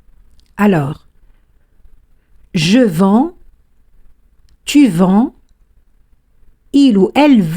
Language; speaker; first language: French; non-native, fluent; Spanish